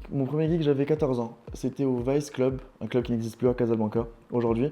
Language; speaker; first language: French; non-native, local second language; Arabic